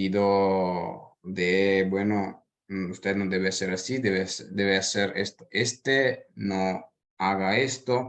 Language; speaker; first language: Spanish; non-native, fluent; Italian